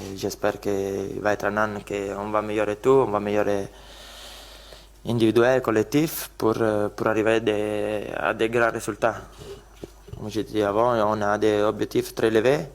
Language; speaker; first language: French; non-native, learner; Italian